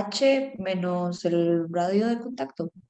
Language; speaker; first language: Spanish; native; Spanish